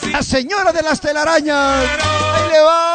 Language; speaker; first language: Spanish; native; Spanish